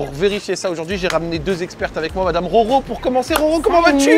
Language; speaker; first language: French; native; French